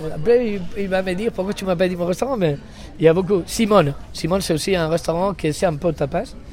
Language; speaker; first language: French; non-native, fluent; Spanish